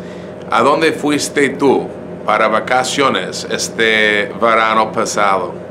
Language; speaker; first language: Spanish; non-native, fluent; English